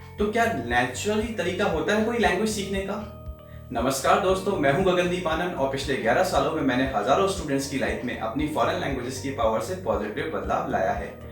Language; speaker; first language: Hindi; native; Hindi